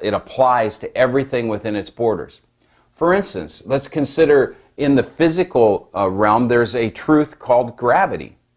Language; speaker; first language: English; native; English